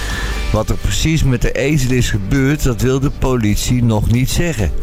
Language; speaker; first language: Dutch; native; Dutch